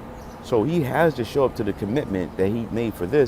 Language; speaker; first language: English; native; English